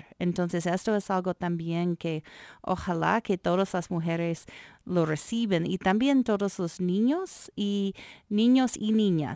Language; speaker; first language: Spanish; non-native, fluent; English